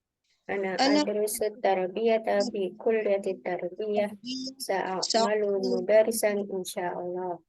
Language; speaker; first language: Arabic; non-native, learner; Indonesian